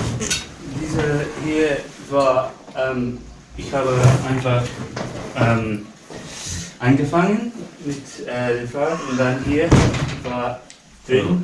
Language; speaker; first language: German; non-native, learner; English